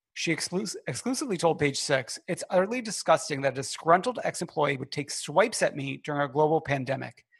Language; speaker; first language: English; native; English